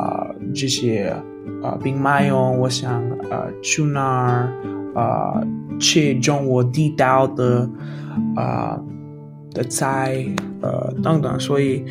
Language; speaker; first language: Chinese; non-native, learner; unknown